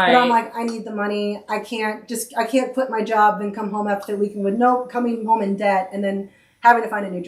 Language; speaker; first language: English; native; English